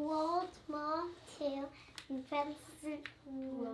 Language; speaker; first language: English; native; English